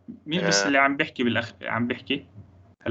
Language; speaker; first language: Arabic; native; Arabic